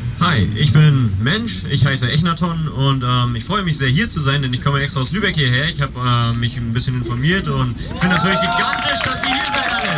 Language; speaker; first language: German; native; German